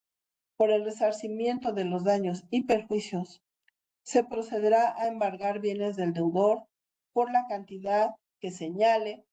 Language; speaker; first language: Spanish; native; Spanish